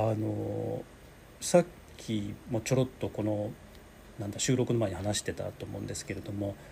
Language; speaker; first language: Japanese; native; Japanese